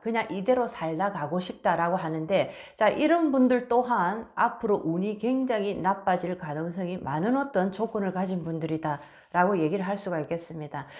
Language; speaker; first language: Korean; native; Korean